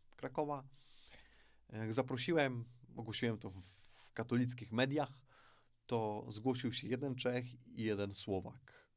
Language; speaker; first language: Polish; native; Polish